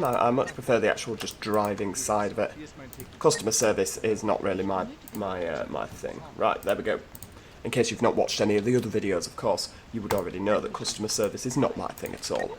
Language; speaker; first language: English; native; English